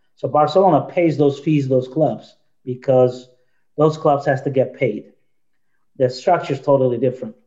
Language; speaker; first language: English; non-native, fluent; Turkish